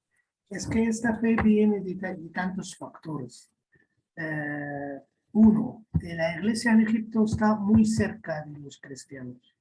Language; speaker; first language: Spanish; non-native, fluent; Arabic